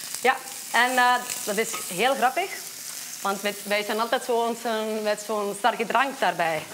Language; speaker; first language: Dutch; non-native, fluent; Icelandic